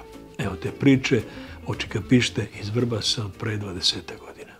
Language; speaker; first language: Bosnian; native; Bosnian